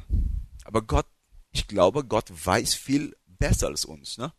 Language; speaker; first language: German; non-native, fluent; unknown